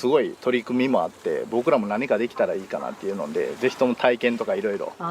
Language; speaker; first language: Japanese; native; Japanese